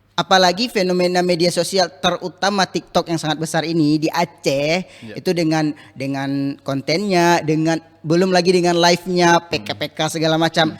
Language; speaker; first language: Indonesian; non-native, local second language; Minangkabau